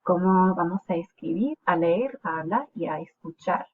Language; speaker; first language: Spanish; non-native, fluent; English